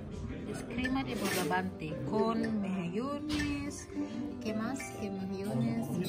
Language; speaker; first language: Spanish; non-native, learner; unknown